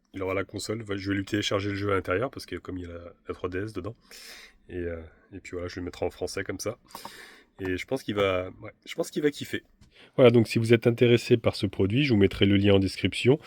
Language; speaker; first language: French; native; French